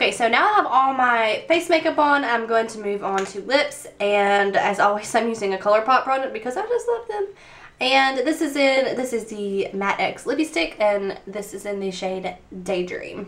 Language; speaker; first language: English; native; English